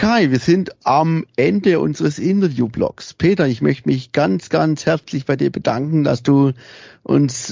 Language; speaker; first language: German; native; German